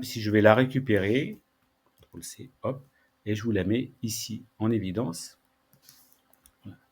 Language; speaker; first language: French; native; French